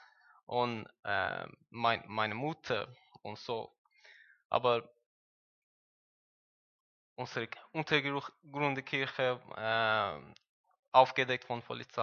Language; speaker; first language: German; non-native, learner; Persian